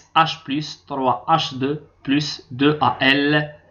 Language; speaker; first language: French; non-native, local second language; Arabic